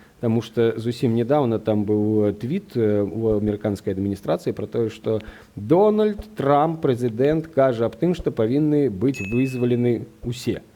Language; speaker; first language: Belarusian; non-native, local second language; Russian